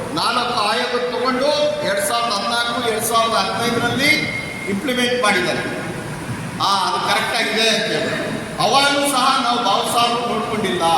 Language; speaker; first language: Kannada; non-native, local second language; Marathi